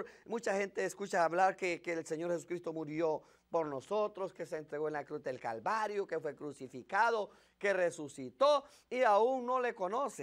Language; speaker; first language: Spanish; native; Spanish